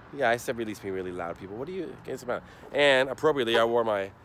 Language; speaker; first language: English; native; English